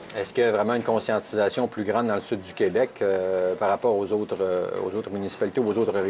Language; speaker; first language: French; native; French